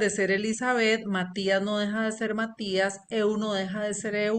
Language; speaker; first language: Spanish; native; Spanish